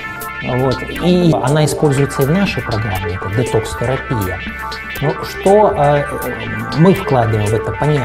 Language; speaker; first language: Russian; native; Russian